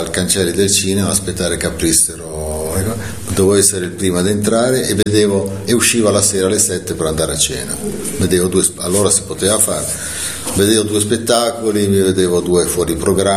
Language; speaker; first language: Italian; native; Italian